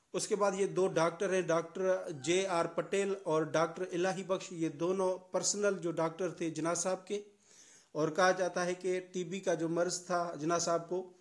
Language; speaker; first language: Urdu; non-native, local second language; Sindhi